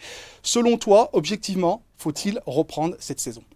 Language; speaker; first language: French; native; French